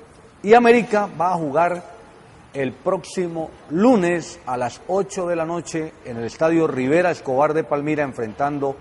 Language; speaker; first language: Spanish; native; Spanish